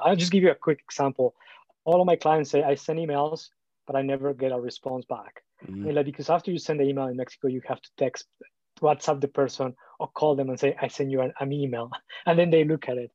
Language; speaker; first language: English; non-native, fluent; Spanish